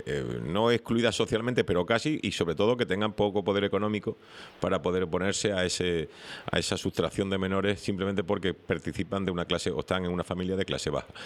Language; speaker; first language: Spanish; native; Spanish